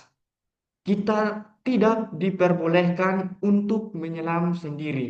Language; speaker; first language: Indonesian; native; Indonesian